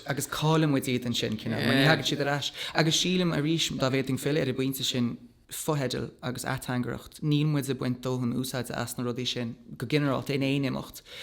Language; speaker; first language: Irish; non-native, local second language; English